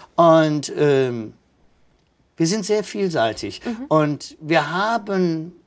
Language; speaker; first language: German; native; German